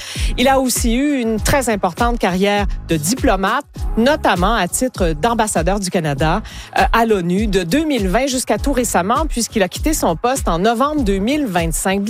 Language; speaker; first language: French; native; French